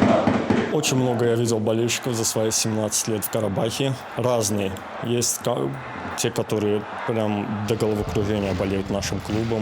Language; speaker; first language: Russian; non-native, local second language; Azerbaijani